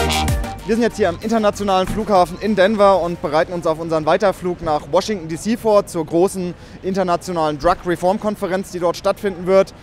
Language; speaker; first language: German; native; German